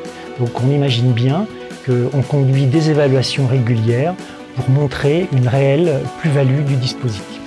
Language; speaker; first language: French; native; French